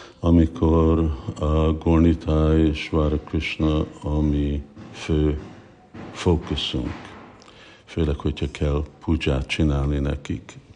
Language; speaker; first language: Hungarian; early bilingual, heritage; Hungarian